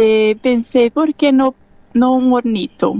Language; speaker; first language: Spanish; non-native, learner; Portuguese